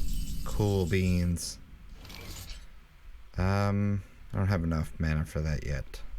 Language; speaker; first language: English; native; English